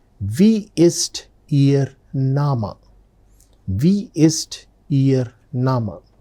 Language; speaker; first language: German; non-native, fluent; Telugu